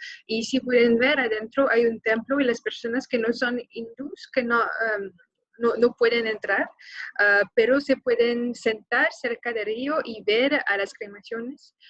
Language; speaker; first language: Spanish; non-native, fluent; French